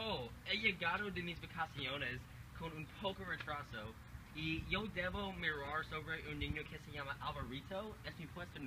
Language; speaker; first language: Spanish; non-native, learner; English